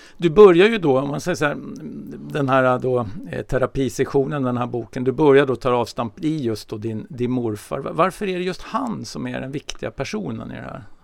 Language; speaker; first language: Swedish; native; Swedish